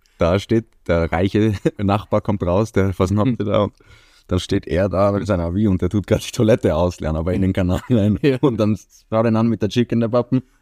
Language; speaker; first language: German; non-native, fluent; Icelandic